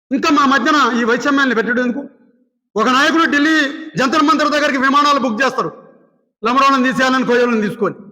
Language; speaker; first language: Telugu; non-native, local second language; Lambadi